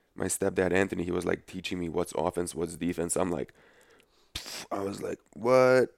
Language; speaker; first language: English; non-native, fluent; Lithuanian